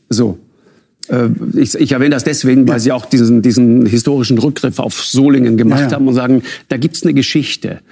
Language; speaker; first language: German; native; German